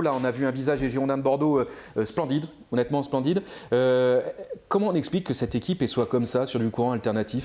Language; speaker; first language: French; native; French